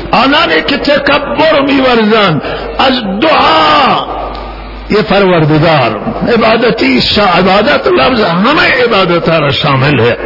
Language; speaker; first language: Persian; non-native, local second language; Baluchi